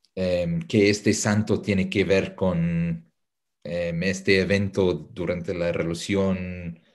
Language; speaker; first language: Spanish; non-native, fluent; English